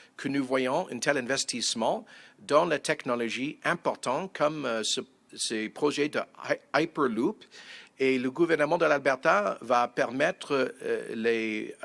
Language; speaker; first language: French; non-native, fluent; English